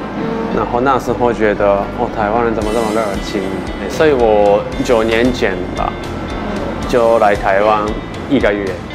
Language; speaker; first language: Chinese; non-native, fluent; Japanese